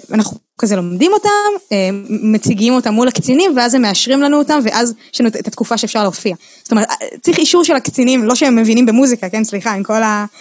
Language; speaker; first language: Hebrew; native; Hebrew